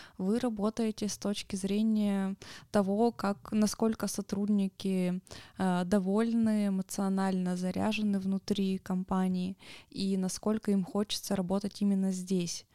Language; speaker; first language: Russian; native; Russian